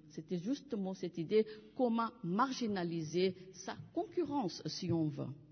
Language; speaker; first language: French; non-native, fluent; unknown